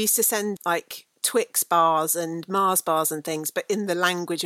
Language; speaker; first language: English; native; English